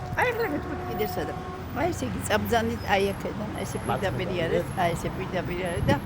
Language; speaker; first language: Georgian; native; Georgian